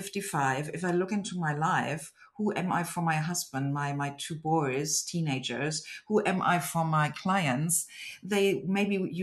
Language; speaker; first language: English; non-native, fluent; German